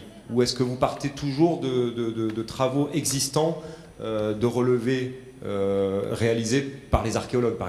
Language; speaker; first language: French; native; French